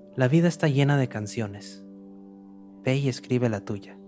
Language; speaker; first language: Spanish; native; Spanish